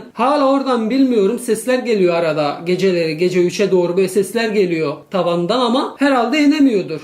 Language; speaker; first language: Turkish; early bilingual, heritage; Turkish